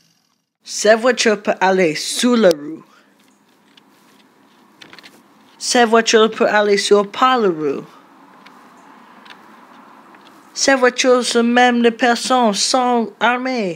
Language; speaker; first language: French; non-native, learner; English